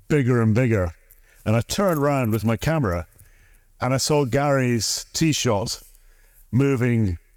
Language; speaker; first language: English; native; English